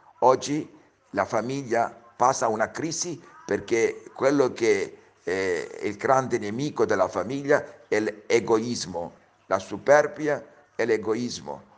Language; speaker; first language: Italian; early bilingual, heritage; Italian